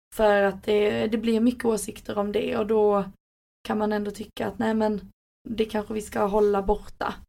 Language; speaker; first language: Swedish; native; Swedish